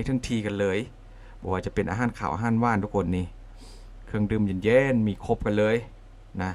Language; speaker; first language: Thai; non-native, local second language; Northeastern Thai